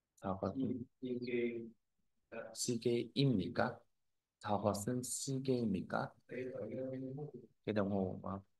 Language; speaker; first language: Vietnamese; native; Vietnamese